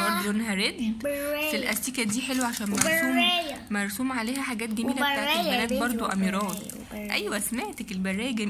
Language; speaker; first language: Arabic; native; Arabic